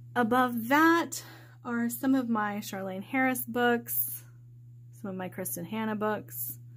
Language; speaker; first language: English; native; English